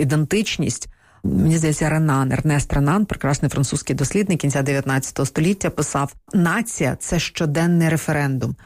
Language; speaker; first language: Ukrainian; non-native, local second language; Russian